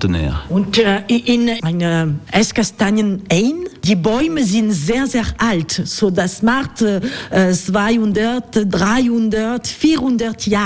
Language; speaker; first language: German; non-native, learner; French